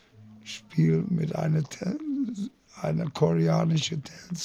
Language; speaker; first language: German; non-native, learner; English